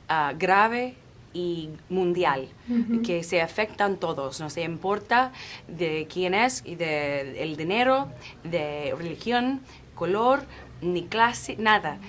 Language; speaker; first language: Spanish; non-native, fluent; English